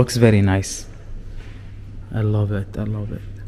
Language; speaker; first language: English; non-native, learner; Arabic